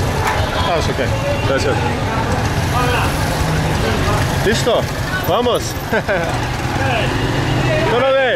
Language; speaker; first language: Spanish; non-native, learner; English